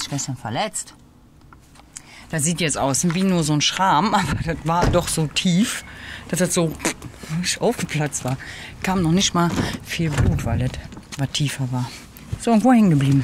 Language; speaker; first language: German; native; German